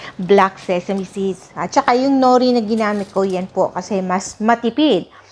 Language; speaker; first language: Filipino; non-native, local second language; Cebuano